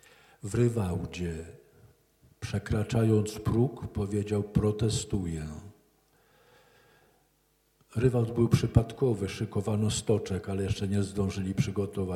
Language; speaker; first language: Polish; native; Polish